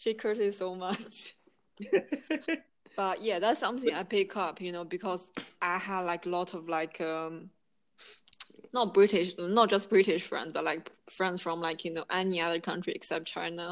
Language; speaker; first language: English; non-native, fluent; Chinese